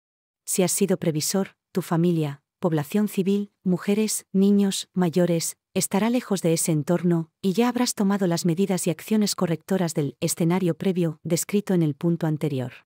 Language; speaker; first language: Spanish; native; Spanish